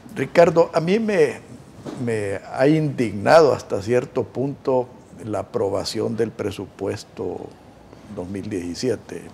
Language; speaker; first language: Spanish; native; Spanish